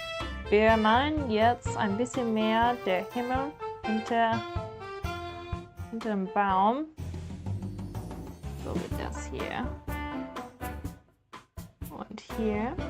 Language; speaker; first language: German; non-native, learner; English